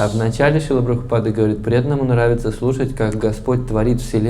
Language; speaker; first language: Russian; native; Russian